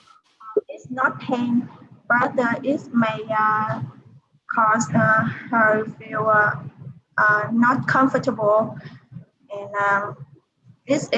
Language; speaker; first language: English; non-native, learner; Vietnamese